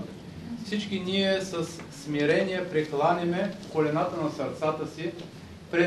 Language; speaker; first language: Bulgarian; native; Bulgarian